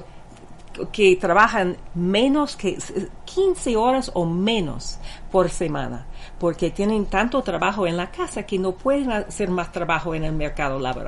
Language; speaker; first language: Spanish; non-native, fluent; English